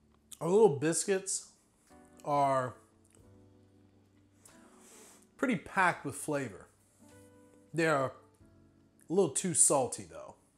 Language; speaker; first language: English; native; English